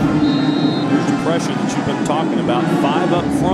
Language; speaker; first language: English; native; English